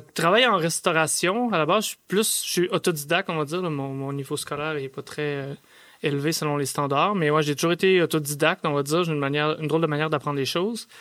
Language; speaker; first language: French; native; French